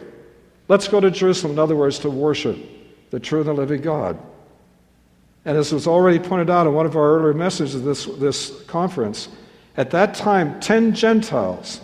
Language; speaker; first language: English; native; English